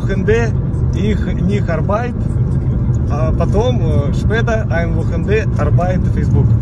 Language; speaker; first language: German; non-native, learner; Ukrainian